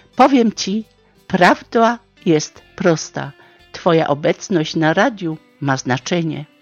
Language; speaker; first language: Polish; native; Polish